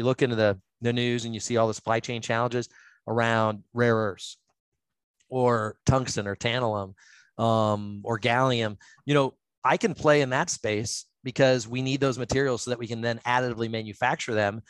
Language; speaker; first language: English; native; English